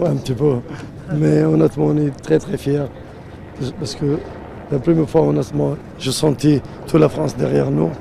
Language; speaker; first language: French; non-native, learner; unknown